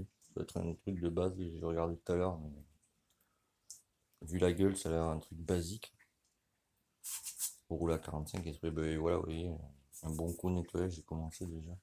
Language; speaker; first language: French; native; French